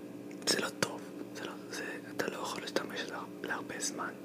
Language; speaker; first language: Hebrew; non-native, fluent; English